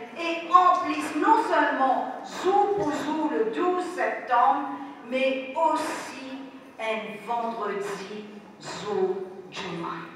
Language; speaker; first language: French; non-native, local second language; Morisyen